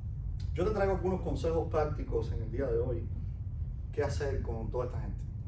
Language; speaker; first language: Spanish; native; Spanish